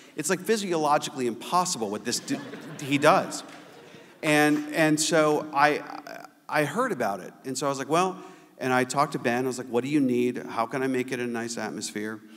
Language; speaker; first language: English; native; English